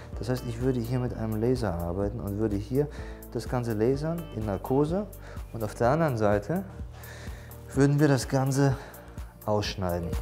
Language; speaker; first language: German; native; German